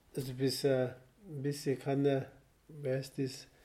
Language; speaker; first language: German; non-native, fluent; Nepali